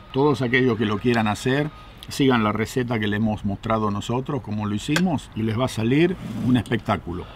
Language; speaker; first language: Spanish; native; Spanish